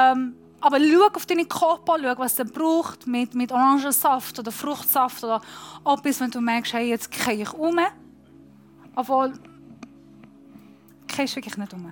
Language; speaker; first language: German; non-native, fluent; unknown